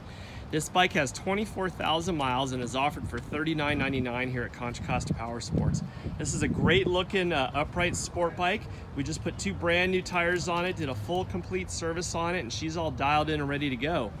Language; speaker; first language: English; native; English